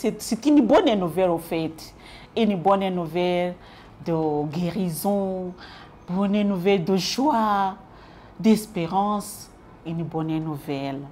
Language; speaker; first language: French; non-native, local second language; Kinyarwanda